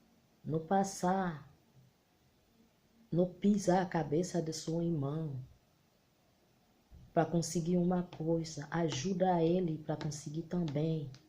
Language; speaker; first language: Portuguese; non-native, learner; Haitian Creole